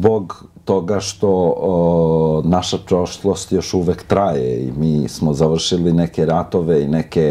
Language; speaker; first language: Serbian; non-native, local second language; Albanian